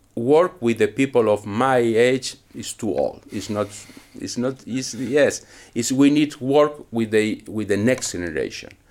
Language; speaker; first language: English; non-native, learner; Spanish